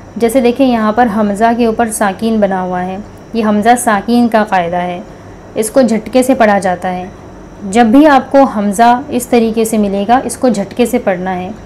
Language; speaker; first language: Hindi; native; Hindi